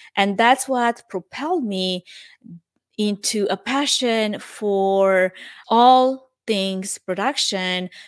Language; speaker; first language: English; non-native, fluent; Romanian